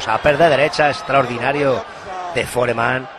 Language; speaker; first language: Spanish; native; Spanish